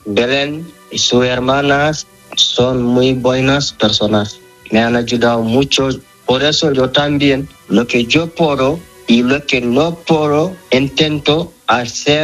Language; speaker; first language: Spanish; non-native, learner; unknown